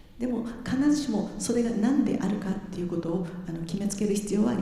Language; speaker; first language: Japanese; native; Japanese